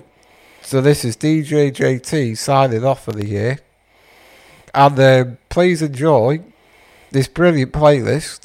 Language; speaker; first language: English; native; English